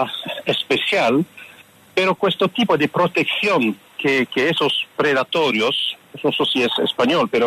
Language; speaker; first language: Spanish; non-native, fluent; French